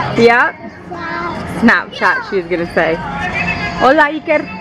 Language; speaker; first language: English; early bilingual, heritage; English